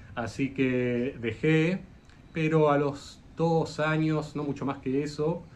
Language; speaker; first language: Spanish; native; Spanish